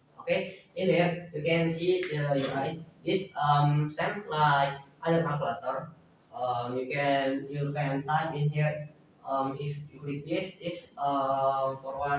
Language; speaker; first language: English; non-native, learner; Indonesian